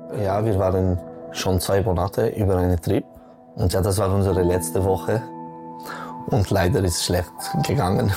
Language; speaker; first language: German; non-native, local second language; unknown